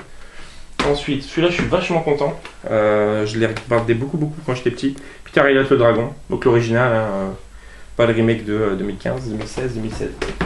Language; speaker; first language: French; native; French